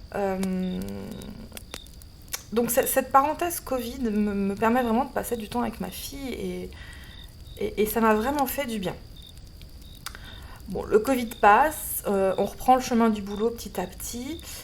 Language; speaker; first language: French; native; French